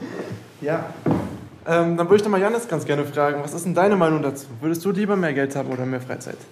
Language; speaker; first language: German; native; German